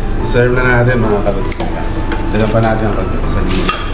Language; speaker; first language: Filipino; native; Filipino